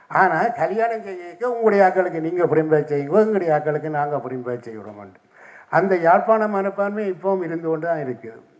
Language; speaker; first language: Tamil; native; Tamil